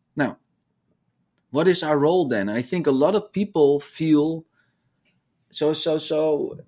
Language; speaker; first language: English; non-native, fluent; Dutch